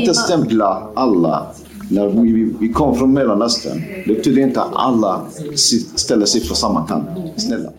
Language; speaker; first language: Swedish; non-native, fluent; Kurdish